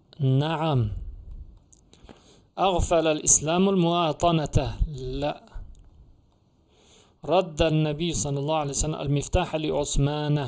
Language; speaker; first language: Arabic; non-native, fluent; Uzbek